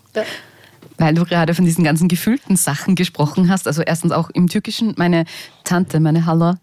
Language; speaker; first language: German; early bilingual, other home language; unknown